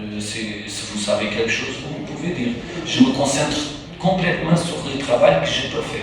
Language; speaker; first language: French; non-native, fluent; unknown